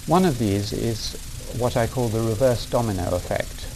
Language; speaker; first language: English; native; English